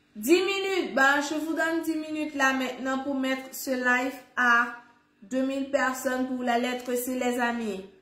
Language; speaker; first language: French; non-native, local second language; Haitian Creole